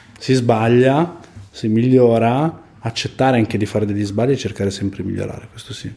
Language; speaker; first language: Italian; native; Italian